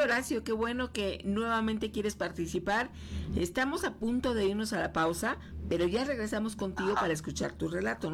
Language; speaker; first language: Spanish; native; Spanish